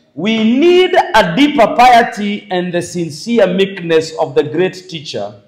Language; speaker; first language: English; non-native, local second language; Swahili